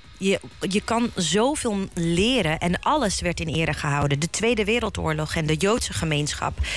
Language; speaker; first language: Dutch; early bilingual, other home language; Bosnian